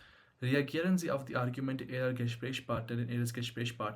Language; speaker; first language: German; non-native, fluent; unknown